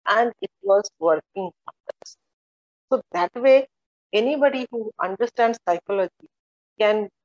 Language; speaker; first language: English; non-native, local second language; Malayalam